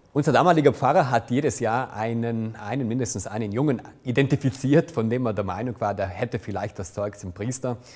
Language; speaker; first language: German; non-native, local second language; Ladin